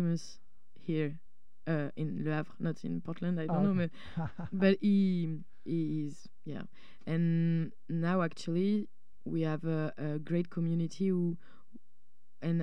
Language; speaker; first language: English; non-native, fluent; French